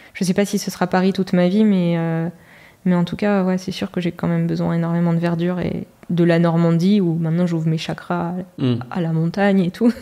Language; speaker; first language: French; native; French